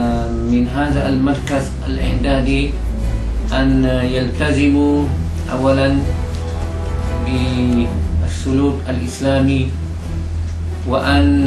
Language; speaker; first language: Arabic; non-native, fluent; Malay